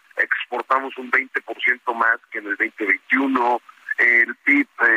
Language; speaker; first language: Spanish; native; Spanish